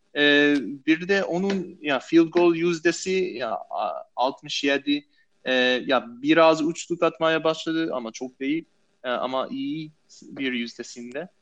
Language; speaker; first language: Turkish; non-native, fluent; English